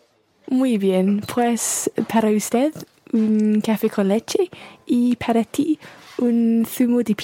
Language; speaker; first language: Spanish; non-native, learner; English